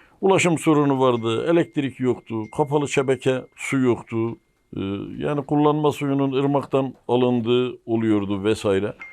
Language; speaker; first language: Turkish; native; Turkish